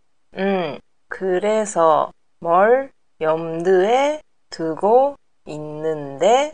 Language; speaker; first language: Korean; non-native, learner; Japanese